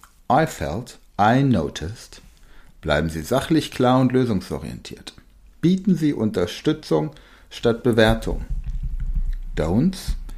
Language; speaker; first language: German; native; German